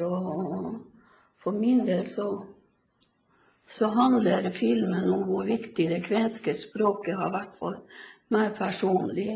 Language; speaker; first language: Norwegian; non-native, local second language; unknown